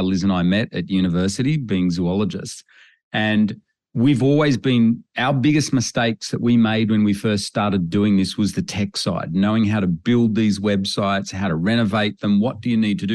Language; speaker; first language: English; native; English